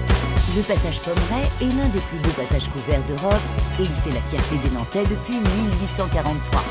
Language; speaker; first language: French; native; French